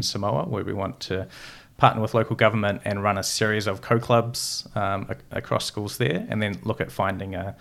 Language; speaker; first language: English; native; English